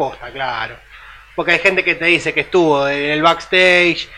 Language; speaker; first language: Spanish; native; Spanish